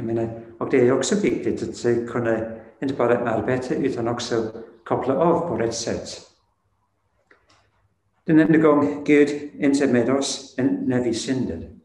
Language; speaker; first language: Swedish; non-native, fluent; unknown